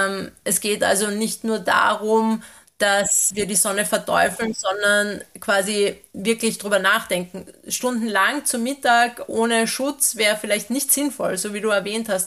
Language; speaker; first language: German; native; German